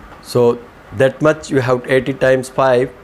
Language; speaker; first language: English; non-native, learner; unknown